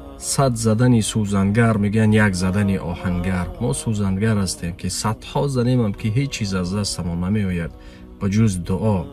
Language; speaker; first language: Persian; native; Persian